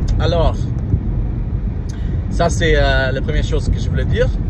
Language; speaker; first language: French; non-native, learner; Portuguese